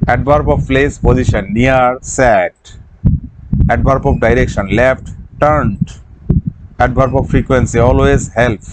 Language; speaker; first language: English; non-native, local second language; Assamese